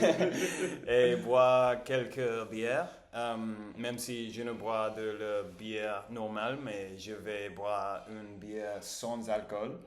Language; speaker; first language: French; non-native, learner; English